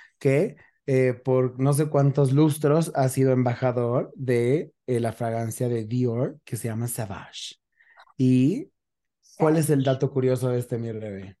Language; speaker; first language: Spanish; native; Spanish